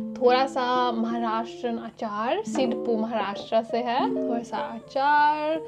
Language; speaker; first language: Hindi; early bilingual, heritage; Hindi